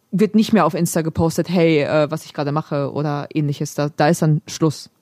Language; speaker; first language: German; early bilingual, other home language; Polish